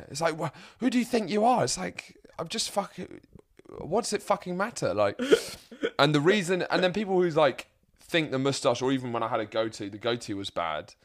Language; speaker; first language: English; native; English